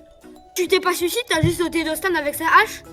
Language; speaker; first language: French; native; French